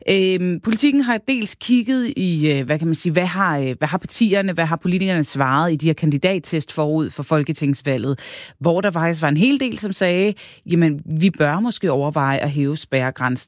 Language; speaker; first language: Danish; native; Danish